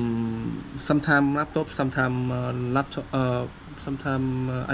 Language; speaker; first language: English; non-native, learner; Vietnamese